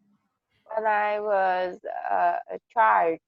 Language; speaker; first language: English; non-native, learner; Vietnamese